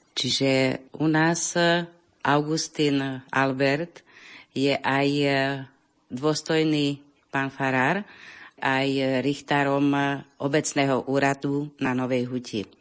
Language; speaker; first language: Slovak; early bilingual, heritage; Slovak